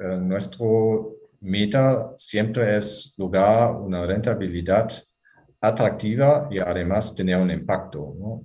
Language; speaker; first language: Spanish; non-native, fluent; German